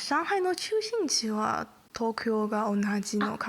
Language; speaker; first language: Japanese; non-native, learner; Chinese